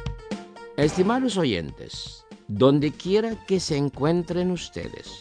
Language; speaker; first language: Spanish; non-native, fluent; Indonesian